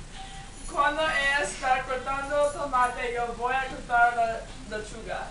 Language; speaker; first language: Spanish; non-native, learner; English